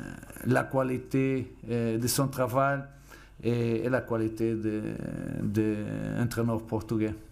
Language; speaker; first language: French; non-native, fluent; Portuguese